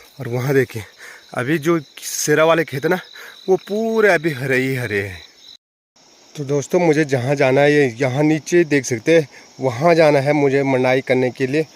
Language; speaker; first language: Hindi; non-native, local second language; Garhwali